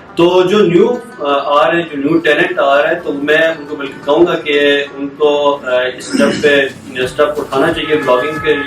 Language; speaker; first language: Urdu; non-native, local second language; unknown